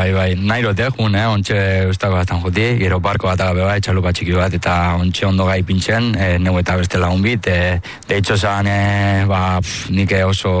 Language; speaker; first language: Basque; early bilingual, other home language; Spanish